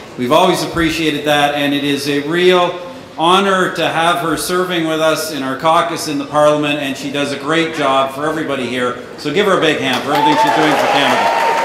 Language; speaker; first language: English; native; English